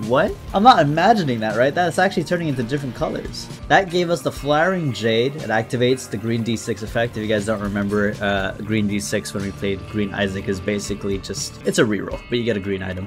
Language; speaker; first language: English; native; English